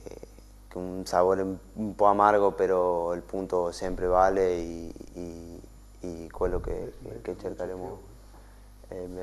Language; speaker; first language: Italian; non-native, learner; Spanish